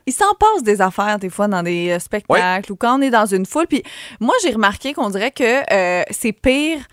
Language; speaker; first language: French; native; French